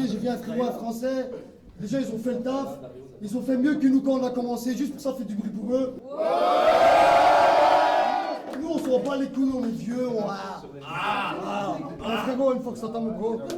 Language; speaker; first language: French; native; French